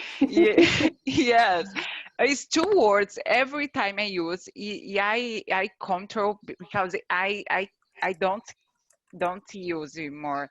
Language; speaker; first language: English; non-native, learner; Portuguese